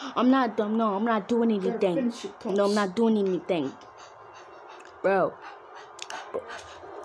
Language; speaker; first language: English; native; English